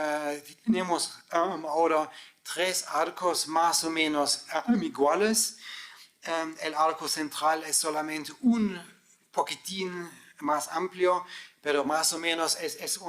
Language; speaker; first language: Spanish; non-native, fluent; German